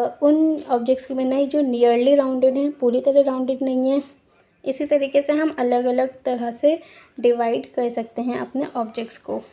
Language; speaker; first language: Hindi; native; Hindi